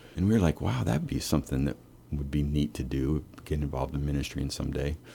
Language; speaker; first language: English; native; English